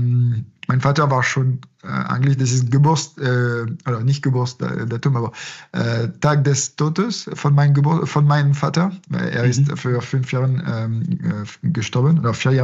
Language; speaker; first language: German; non-native, fluent; French